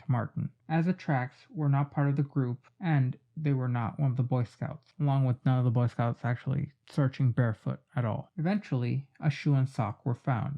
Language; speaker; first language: English; native; English